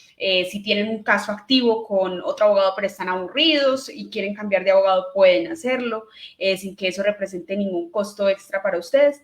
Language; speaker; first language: Spanish; native; Spanish